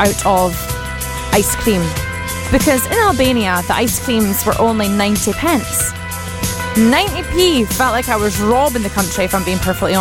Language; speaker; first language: English; native; English